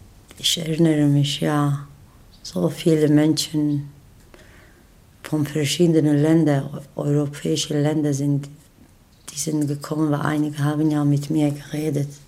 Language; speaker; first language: German; non-native, learner; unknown